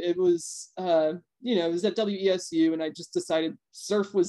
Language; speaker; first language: English; native; English